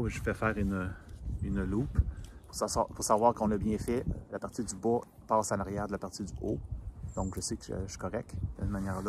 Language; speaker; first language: French; native; French